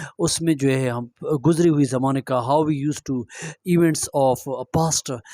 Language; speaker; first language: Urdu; non-native, local second language; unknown